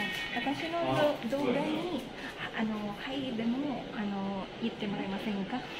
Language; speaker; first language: Japanese; non-native, learner; Filipino